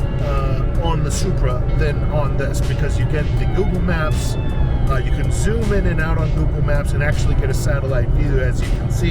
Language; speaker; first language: English; native; English